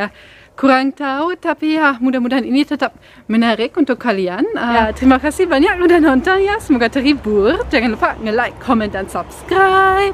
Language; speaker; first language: Indonesian; non-native, fluent; German